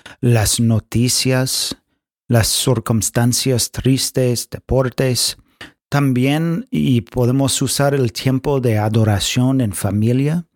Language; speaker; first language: Spanish; non-native, fluent; English